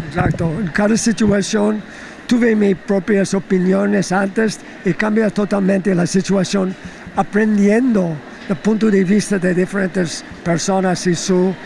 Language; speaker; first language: Spanish; non-native, fluent; English